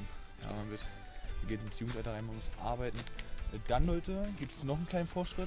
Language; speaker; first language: German; native; German